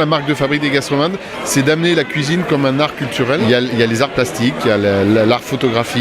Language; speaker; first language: French; native; French